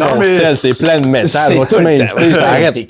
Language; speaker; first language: French; native; French